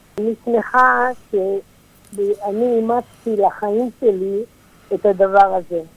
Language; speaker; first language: Hebrew; early bilingual, other home language; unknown